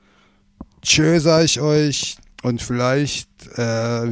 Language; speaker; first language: German; native; German